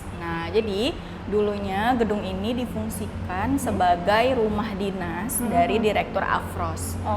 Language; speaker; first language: Indonesian; native; Indonesian